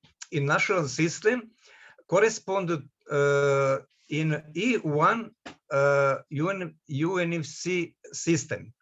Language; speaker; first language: English; non-native, learner; Serbian